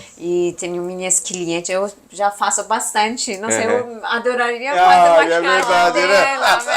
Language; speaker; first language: Portuguese; non-native, fluent; Persian